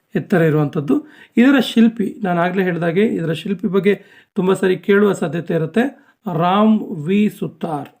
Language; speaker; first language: Kannada; native; Kannada